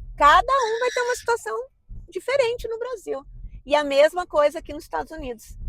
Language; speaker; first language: Portuguese; native; Portuguese